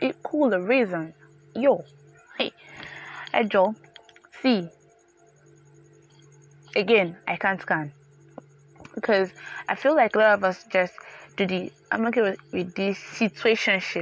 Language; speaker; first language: English; non-native, local second language; Yoruba